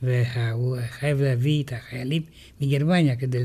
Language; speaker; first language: Hebrew; non-native, fluent; Romanian